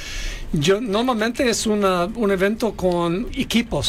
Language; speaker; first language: Spanish; non-native, learner; English